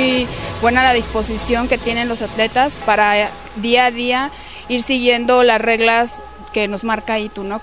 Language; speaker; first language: Spanish; native; Spanish